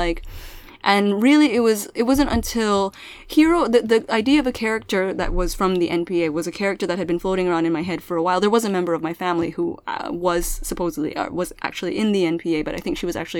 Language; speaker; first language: English; early bilingual, other home language; Pangasinan